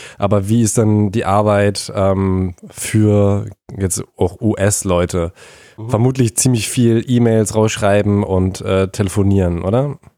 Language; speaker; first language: German; native; German